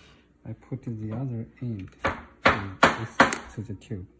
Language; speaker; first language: English; non-native, fluent; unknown